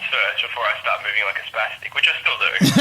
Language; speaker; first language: English; native; English